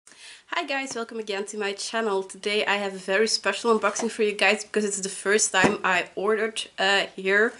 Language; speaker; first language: English; non-native, fluent; Dutch